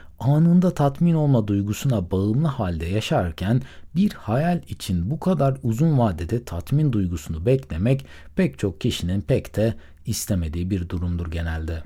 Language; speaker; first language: Turkish; native; Turkish